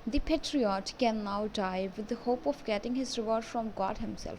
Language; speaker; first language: English; non-native, local second language; Punjabi